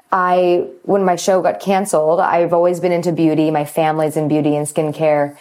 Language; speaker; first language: English; native; English